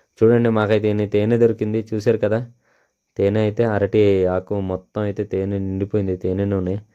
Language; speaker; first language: Telugu; non-native, local second language; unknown